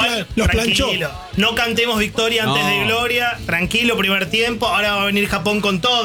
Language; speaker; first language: Spanish; native; Spanish